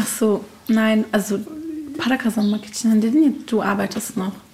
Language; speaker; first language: German; native; German